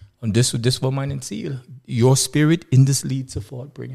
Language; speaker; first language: German; non-native, learner; English